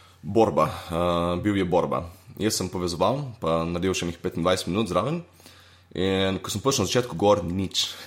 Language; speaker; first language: Slovenian; native; Slovenian